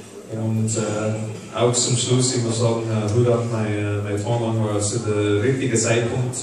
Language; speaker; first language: German; non-native, fluent; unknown